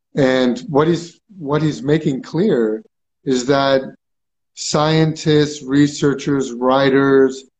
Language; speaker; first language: English; early bilingual, other home language; Greek